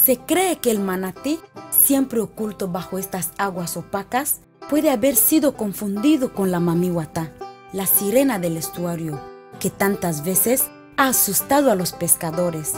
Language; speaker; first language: Spanish; native; Spanish